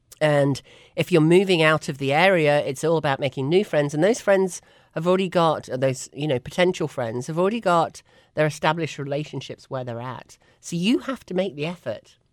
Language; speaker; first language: English; native; English